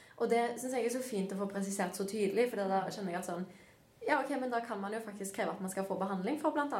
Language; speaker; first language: Norwegian; native; Norwegian